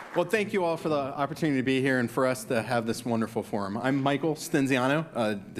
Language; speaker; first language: English; native; English